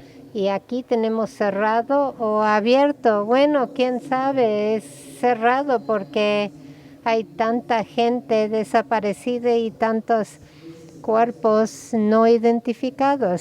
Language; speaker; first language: Spanish; non-native, fluent; German